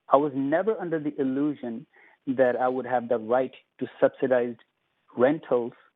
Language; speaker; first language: English; non-native, local second language; Punjabi